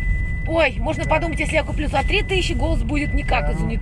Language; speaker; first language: Russian; native; Russian